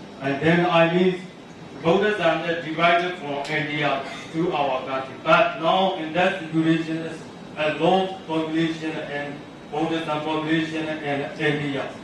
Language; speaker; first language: English; non-native, learner; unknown